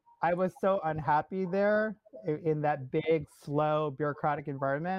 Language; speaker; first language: English; native; English